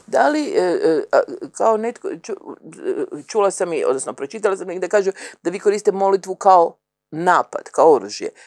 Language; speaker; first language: Croatian; native; Croatian